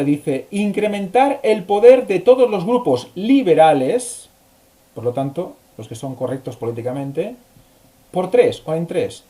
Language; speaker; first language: Spanish; native; Spanish